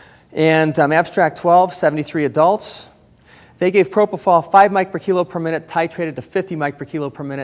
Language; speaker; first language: English; native; English